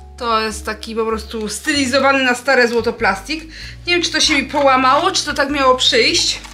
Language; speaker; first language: Polish; native; Polish